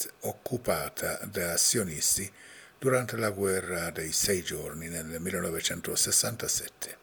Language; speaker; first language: Italian; non-native, fluent; Persian